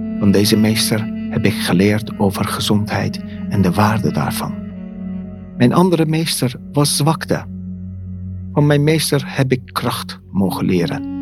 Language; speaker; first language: Dutch; non-native, fluent; Persian